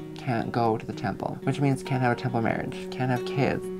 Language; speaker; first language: English; native; English